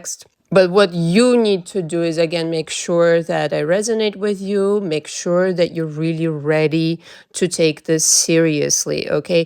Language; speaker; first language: English; non-native, fluent; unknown